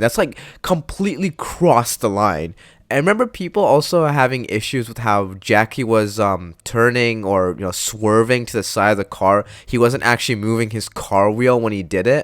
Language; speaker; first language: English; native; English